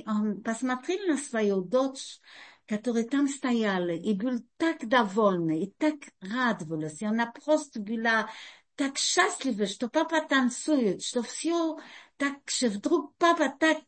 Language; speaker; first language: Russian; early bilingual, heritage; Russian